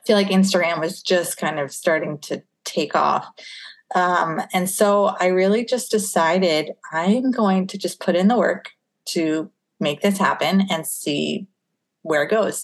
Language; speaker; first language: English; native; English